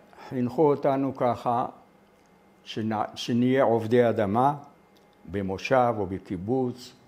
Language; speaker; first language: Hebrew; non-native, fluent; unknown